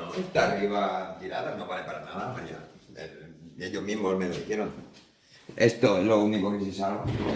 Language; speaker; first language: Spanish; native; Spanish